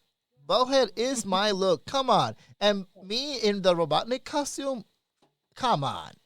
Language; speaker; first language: English; native; English